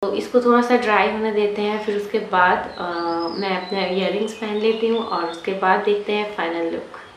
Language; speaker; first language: Hindi; non-native, local second language; Bangla